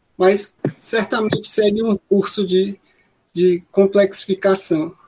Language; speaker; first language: Portuguese; native; Portuguese